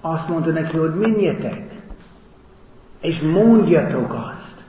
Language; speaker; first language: Hungarian; non-native, learner; English